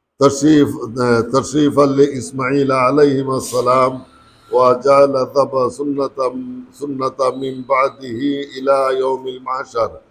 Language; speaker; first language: Arabic; non-native, fluent; Bangla